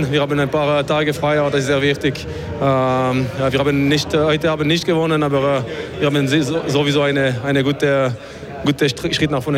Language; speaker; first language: German; non-native, fluent; French